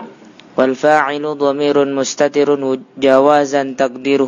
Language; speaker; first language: Arabic; non-native, learner; Indonesian